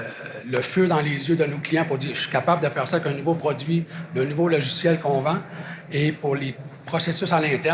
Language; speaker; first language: French; native; French